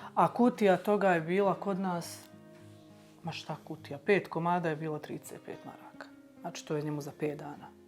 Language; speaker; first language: Bosnian; native; Bosnian